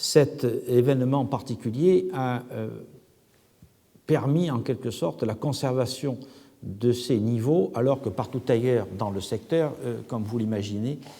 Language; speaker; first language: French; native; French